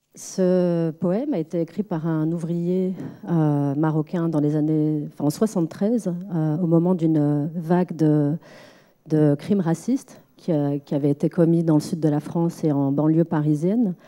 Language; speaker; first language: French; non-native, local second language; Arabic